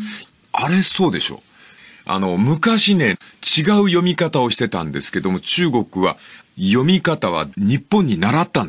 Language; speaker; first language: Japanese; native; Japanese